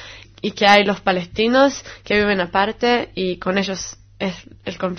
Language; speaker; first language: Spanish; non-native, fluent; Hebrew